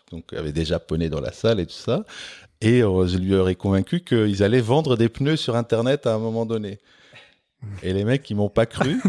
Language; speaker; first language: French; non-native, local second language; Dutch